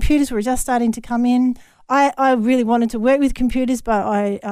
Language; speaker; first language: English; native; English